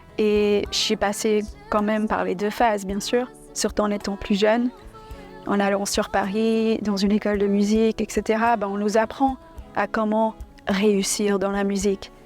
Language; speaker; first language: French; early bilingual, other home language; English